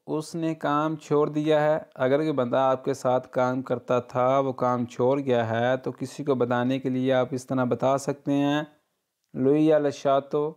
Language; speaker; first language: Urdu; non-native, local second language; Punjabi